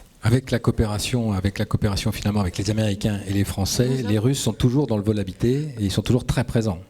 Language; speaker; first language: French; native; French